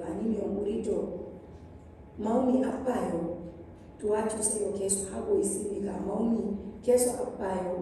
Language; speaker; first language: Korean; non-native, learner; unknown